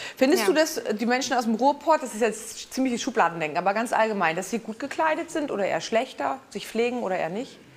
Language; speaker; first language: German; native; German